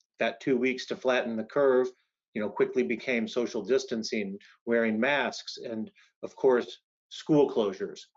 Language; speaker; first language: English; native; English